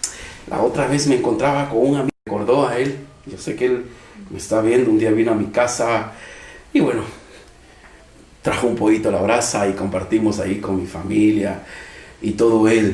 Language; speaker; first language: Spanish; native; Spanish